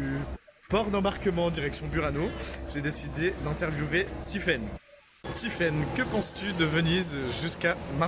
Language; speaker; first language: French; native; French